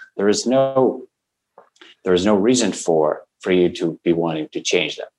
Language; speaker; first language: English; non-native, fluent; Russian